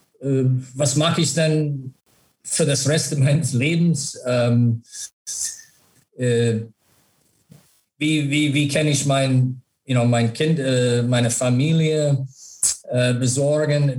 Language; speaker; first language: German; non-native, learner; English